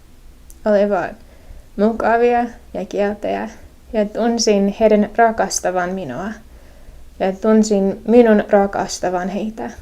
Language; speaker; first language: Finnish; non-native, fluent; English